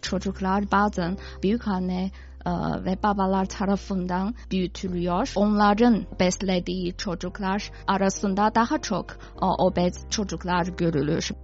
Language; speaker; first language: Turkish; non-native, fluent; Chinese